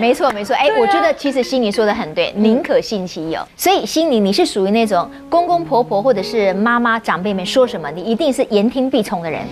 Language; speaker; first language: Chinese; native; Chinese